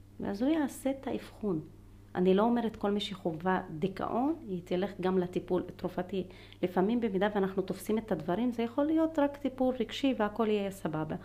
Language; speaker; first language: Hebrew; non-native, local second language; Arabic